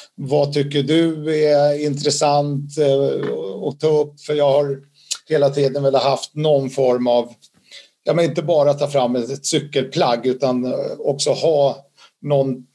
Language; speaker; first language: Swedish; native; Swedish